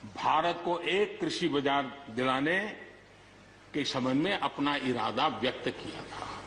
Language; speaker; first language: Hindi; non-native, local second language; Gujarati